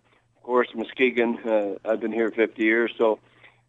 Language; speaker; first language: English; native; English